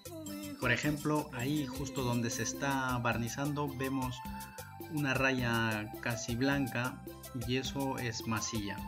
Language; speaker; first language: Spanish; native; Spanish